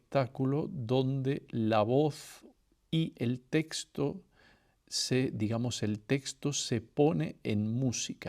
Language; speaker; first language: Spanish; native; Spanish